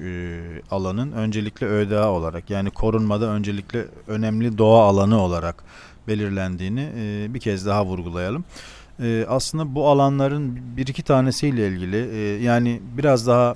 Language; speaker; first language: Turkish; native; Turkish